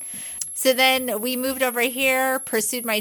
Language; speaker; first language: English; native; English